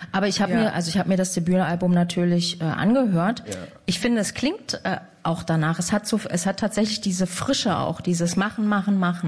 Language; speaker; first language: German; native; German